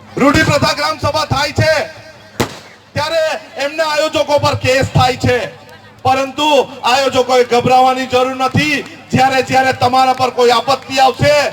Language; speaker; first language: Gujarati; non-native, local second language; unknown